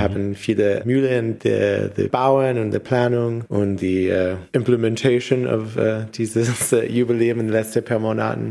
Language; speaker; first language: German; non-native, learner; English